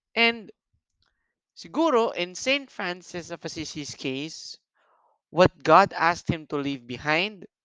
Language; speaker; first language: English; non-native, local second language; Filipino